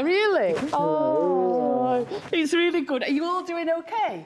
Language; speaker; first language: English; native; English